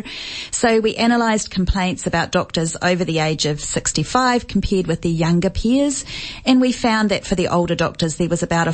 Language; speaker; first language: English; native; English